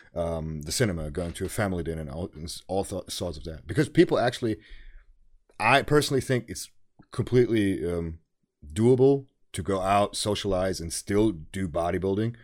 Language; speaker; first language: English; non-native, fluent; German